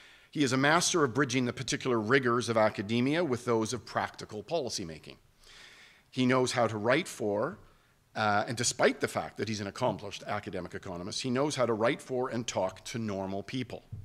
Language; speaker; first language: English; native; English